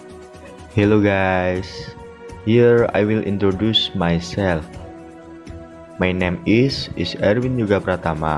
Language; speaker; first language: English; non-native, learner; Indonesian